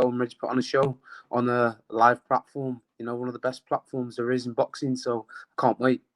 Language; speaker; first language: English; native; English